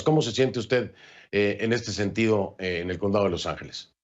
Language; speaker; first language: Spanish; native; Spanish